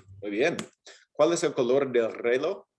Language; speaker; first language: Spanish; non-native, fluent; English